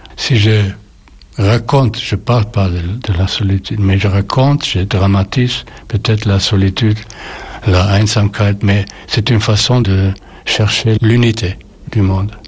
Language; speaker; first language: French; non-native, fluent; German